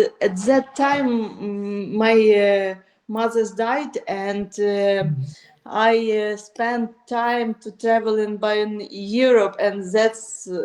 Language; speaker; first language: English; non-native, learner; Ukrainian